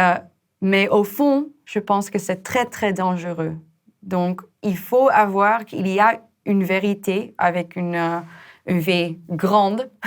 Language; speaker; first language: French; non-native, fluent; Dutch